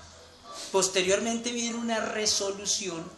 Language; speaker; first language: Spanish; native; Spanish